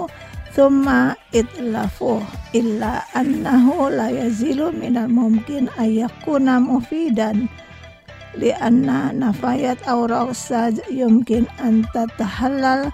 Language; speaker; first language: Arabic; non-native, fluent; Indonesian